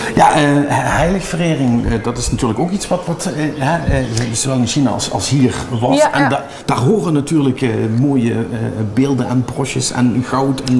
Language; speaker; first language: Dutch; native; Dutch